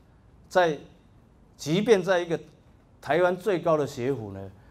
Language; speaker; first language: Chinese; native; Chinese